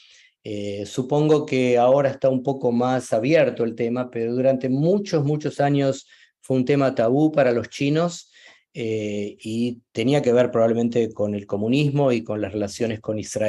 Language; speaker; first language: Spanish; native; Spanish